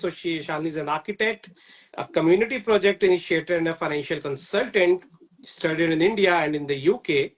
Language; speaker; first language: English; non-native, local second language; Hindi